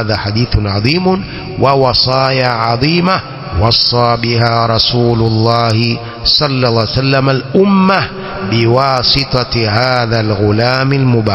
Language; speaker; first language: Arabic; non-native, fluent; Swahili